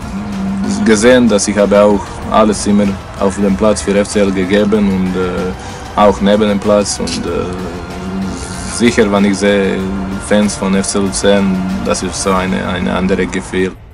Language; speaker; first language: German; non-native, learner; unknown